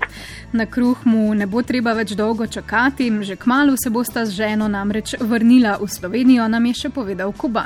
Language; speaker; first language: Slovenian; native; Slovenian